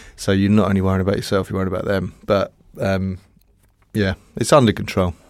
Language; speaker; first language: English; native; English